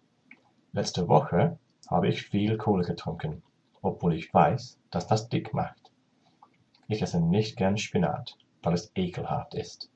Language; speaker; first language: German; non-native, learner; English